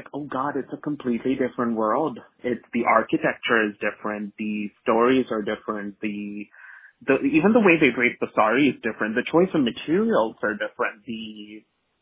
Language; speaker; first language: English; non-native, local second language; Malayalam